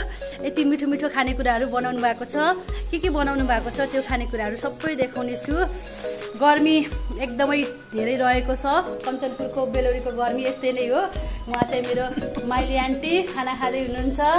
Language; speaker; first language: Nepali; non-native, local second language; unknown